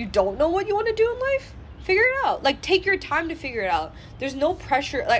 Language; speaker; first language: English; non-native, local second language; Cantonese